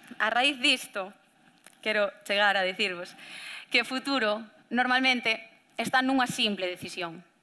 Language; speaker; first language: Galician; native; Galician